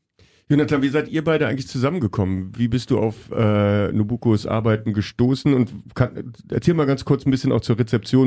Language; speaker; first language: German; native; German